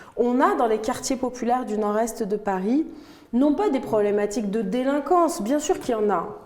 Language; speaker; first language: French; non-native, local second language; Arabic